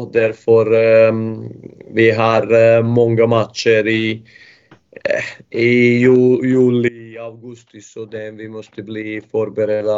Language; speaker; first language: Swedish; non-native, fluent; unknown